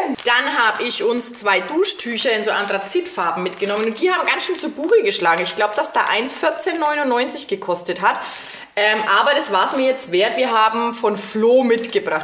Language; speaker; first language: German; native; German